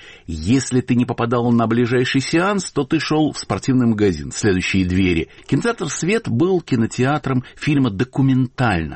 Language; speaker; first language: Russian; native; Russian